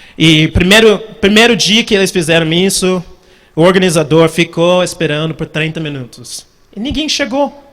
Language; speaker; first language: Portuguese; non-native, fluent; English